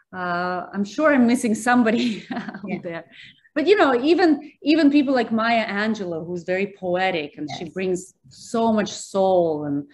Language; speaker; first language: English; early bilingual, other home language; Russian